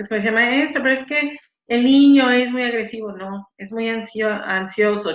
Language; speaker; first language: Spanish; native; Spanish